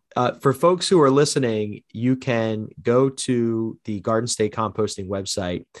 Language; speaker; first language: English; native; English